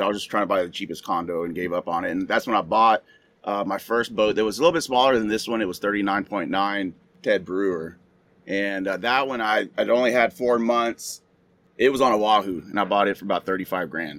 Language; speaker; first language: English; native; English